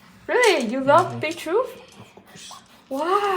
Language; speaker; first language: English; non-native, learner; Chinese